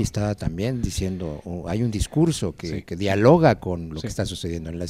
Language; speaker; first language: Spanish; native; Spanish